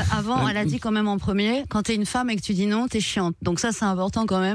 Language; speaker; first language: French; native; French